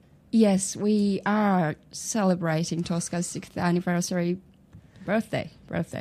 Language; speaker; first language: English; non-native, fluent; Japanese